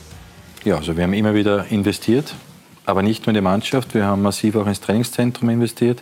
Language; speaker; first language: German; native; German